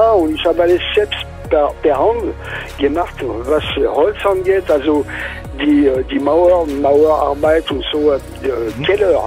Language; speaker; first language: German; non-native, fluent; French